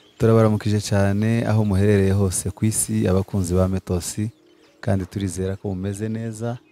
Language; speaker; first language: Kinyarwanda; early bilingual, heritage; Kinyarwanda